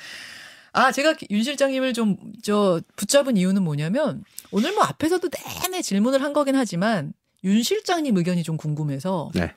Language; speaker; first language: Korean; native; Korean